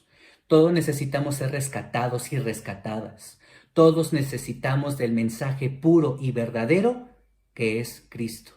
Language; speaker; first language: Spanish; native; Spanish